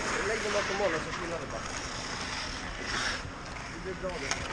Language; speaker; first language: Swedish; native; Swedish